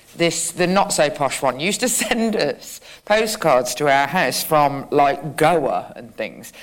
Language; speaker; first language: English; native; English